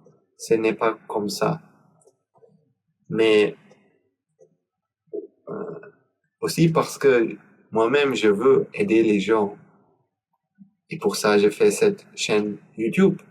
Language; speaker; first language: French; non-native, learner; German